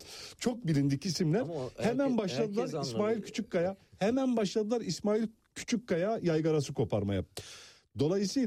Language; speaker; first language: Turkish; native; Turkish